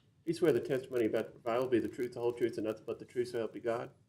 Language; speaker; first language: English; native; English